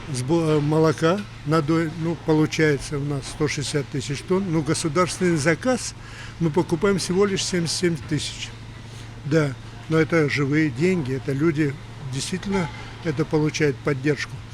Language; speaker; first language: Russian; native; Russian